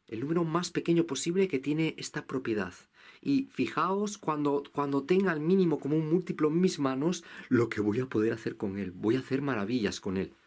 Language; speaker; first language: Spanish; native; Spanish